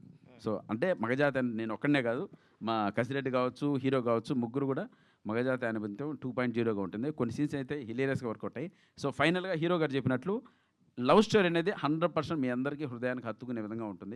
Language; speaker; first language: Telugu; native; Telugu